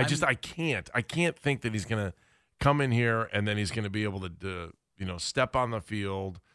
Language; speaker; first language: English; native; English